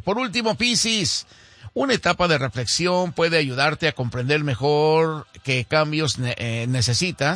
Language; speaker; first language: Spanish; native; Spanish